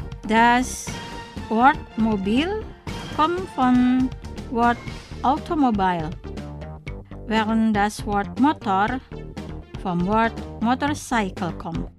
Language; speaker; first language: German; non-native, fluent; Indonesian